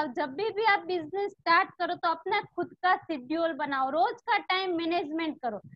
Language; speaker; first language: Hindi; non-native, local second language; Gujarati